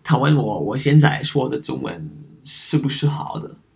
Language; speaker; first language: Chinese; non-native, learner; German